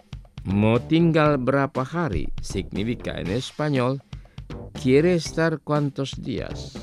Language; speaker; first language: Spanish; non-native, fluent; Indonesian